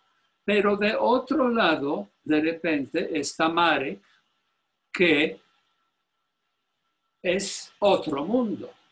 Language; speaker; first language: Spanish; non-native, fluent; Polish